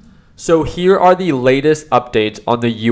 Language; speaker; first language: English; native; English